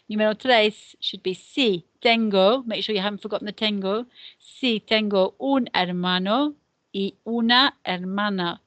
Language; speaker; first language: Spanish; non-native, fluent; English